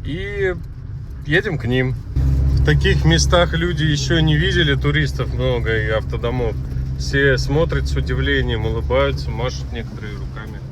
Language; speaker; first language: Russian; native; Russian